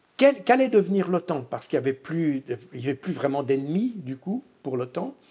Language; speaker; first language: French; native; French